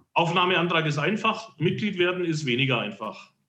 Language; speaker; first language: German; native; German